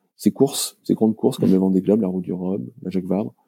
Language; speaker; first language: French; native; French